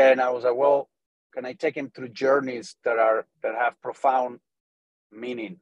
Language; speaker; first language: English; non-native, fluent; Spanish